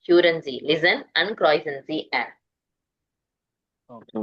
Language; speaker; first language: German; non-native, learner; Tamil